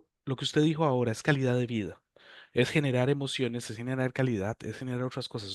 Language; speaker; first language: Spanish; native; Spanish